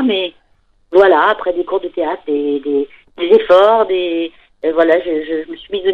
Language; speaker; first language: French; native; French